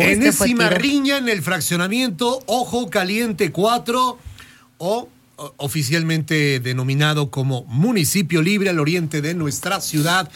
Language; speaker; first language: Spanish; native; Spanish